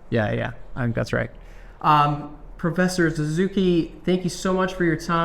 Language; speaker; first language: English; native; English